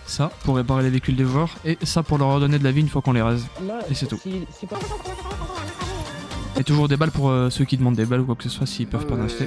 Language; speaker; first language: French; native; French